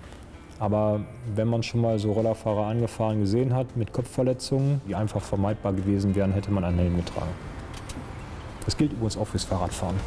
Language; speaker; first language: German; native; German